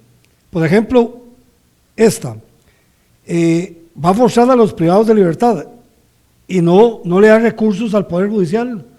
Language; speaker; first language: Spanish; native; Spanish